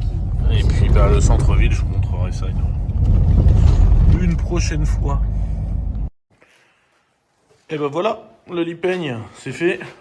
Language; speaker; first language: French; native; French